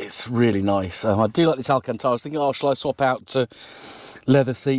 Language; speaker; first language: English; native; English